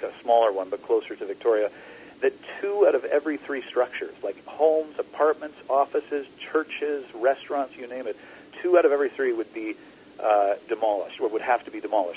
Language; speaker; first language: English; native; English